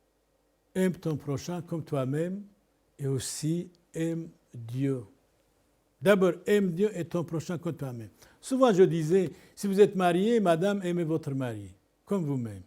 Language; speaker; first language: French; non-native, local second language; Arabic